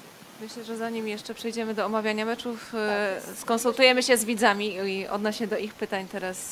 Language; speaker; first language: Polish; native; Polish